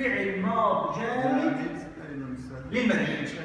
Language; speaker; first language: Arabic; native; Arabic